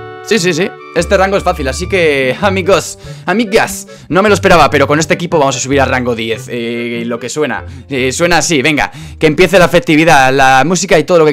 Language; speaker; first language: Spanish; native; Spanish